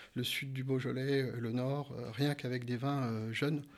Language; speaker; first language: French; native; French